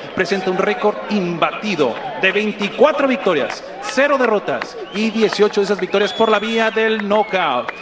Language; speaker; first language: Spanish; native; Spanish